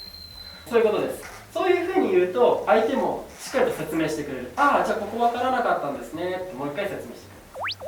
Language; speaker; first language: Japanese; native; Japanese